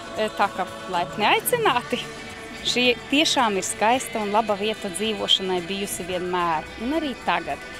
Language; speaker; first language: Latvian; native; Latvian